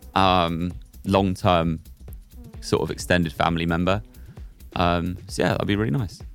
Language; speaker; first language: English; native; English